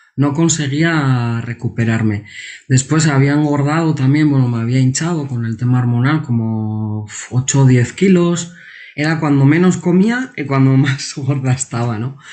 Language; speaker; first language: Spanish; non-native, local second language; Basque